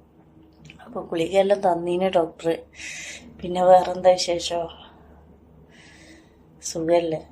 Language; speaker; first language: Malayalam; native; Malayalam